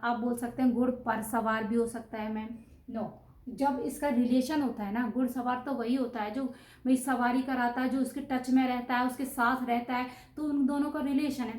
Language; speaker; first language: Hindi; native; Hindi